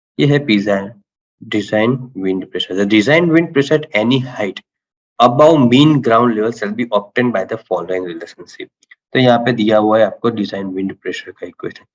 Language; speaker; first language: Hindi; non-native, local second language; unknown